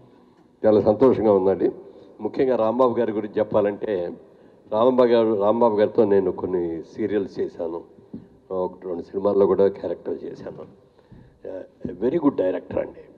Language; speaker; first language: Telugu; native; Telugu